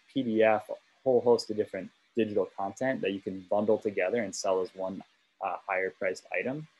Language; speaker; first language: English; native; English